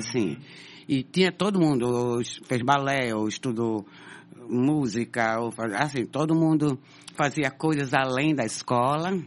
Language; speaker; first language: Portuguese; native; Portuguese